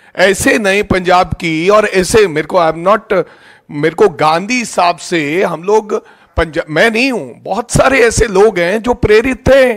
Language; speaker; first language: Hindi; non-native, local second language; Punjabi